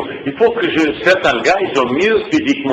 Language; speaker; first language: French; non-native, fluent; Bosnian